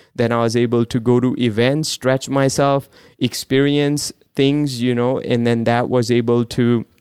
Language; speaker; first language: English; non-native, local second language; Gujarati